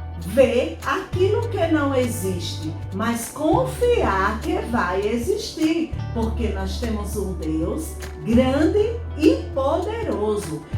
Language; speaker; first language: Portuguese; native; Portuguese